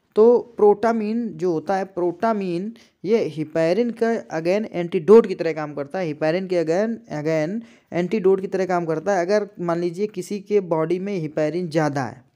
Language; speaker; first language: Hindi; native; Hindi